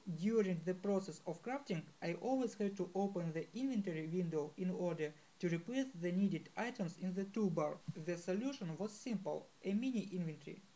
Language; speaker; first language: English; non-native, fluent; Russian